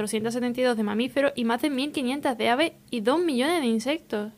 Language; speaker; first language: Spanish; native; Spanish